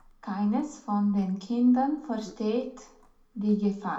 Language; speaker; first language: German; non-native, learner; Romanian